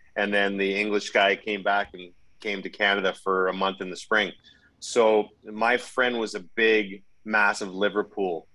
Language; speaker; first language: English; native; English